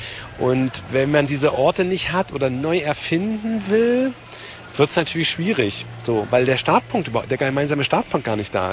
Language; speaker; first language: German; native; German